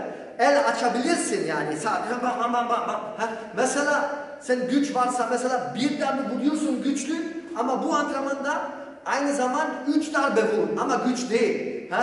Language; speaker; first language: Turkish; non-native, learner; Polish